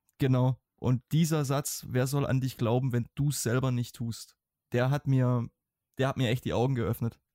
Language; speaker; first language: German; native; German